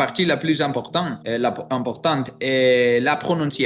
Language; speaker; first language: French; non-native, learner; Greek